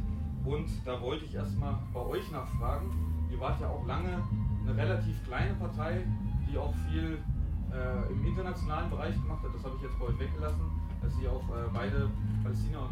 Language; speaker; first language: German; native; German